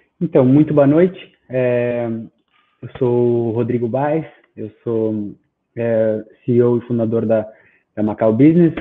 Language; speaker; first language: Portuguese; non-native, fluent; Spanish